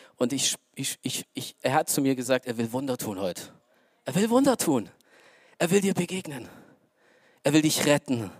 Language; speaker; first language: German; early bilingual, other home language; Romanian